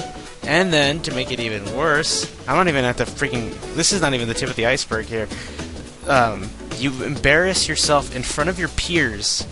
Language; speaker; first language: English; native; English